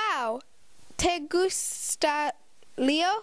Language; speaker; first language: Spanish; non-native, learner; English